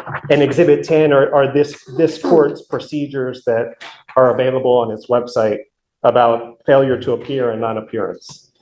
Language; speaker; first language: English; native; English